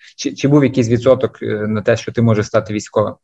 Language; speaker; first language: Ukrainian; native; Ukrainian